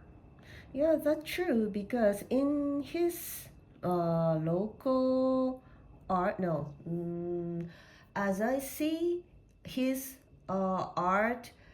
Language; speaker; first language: English; non-native, learner; Japanese